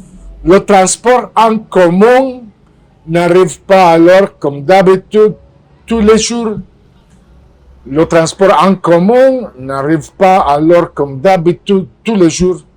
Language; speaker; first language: French; non-native, fluent; Spanish